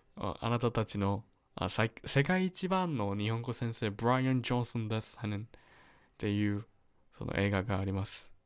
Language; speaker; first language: Japanese; non-native, learner; Korean